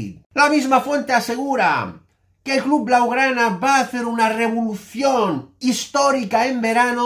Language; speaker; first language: Spanish; native; Spanish